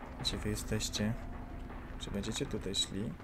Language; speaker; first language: Polish; native; Polish